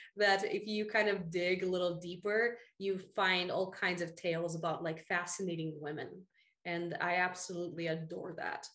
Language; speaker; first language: English; early bilingual, other home language; Russian